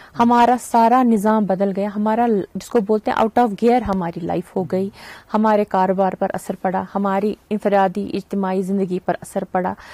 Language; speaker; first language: Hindi; non-native, local second language; Kashmiri